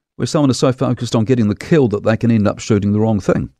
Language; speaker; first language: English; native; English